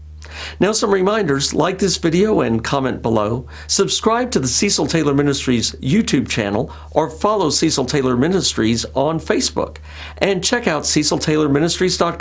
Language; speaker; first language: English; native; English